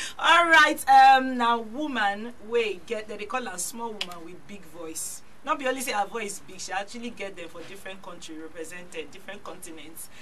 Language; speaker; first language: Nigerian Pidgin; non-native, local second language; Yoruba